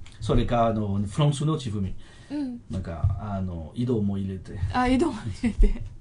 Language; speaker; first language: Japanese; non-native, fluent; French